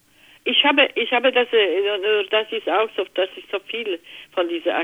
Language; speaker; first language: German; non-native, learner; Polish